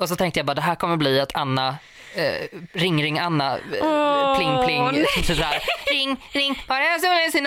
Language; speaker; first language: Swedish; native; Swedish